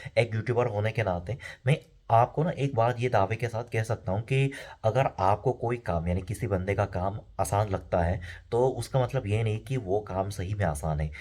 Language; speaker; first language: Hindi; non-native, fluent; Korean